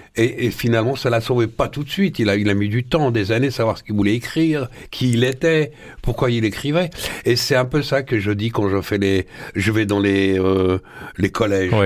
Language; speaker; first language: French; early bilingual, other home language; Arabic